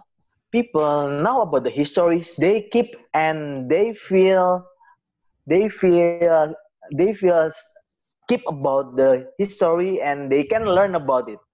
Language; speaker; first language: English; non-native, learner; Indonesian